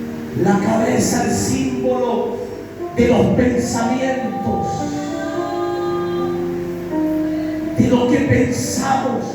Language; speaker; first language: Spanish; native; Spanish